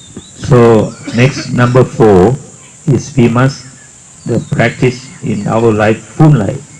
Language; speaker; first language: English; non-native, learner; Thai